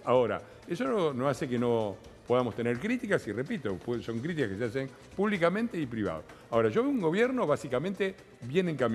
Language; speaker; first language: Spanish; native; Spanish